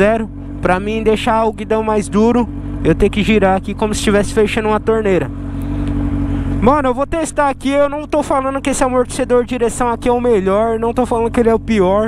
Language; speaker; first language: Portuguese; native; Portuguese